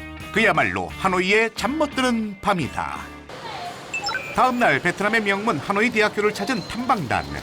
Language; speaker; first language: Korean; native; Korean